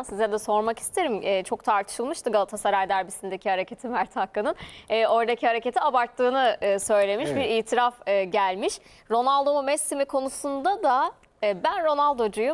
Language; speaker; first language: Turkish; native; Turkish